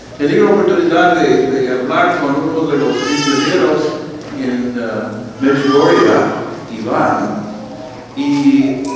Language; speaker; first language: Spanish; non-native, fluent; English